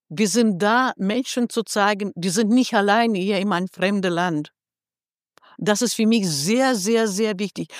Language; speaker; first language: German; non-native, fluent; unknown